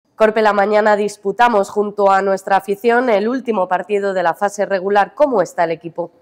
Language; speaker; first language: Spanish; native; Spanish